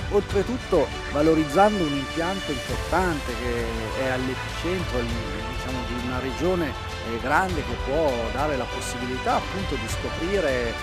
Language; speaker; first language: Italian; native; Italian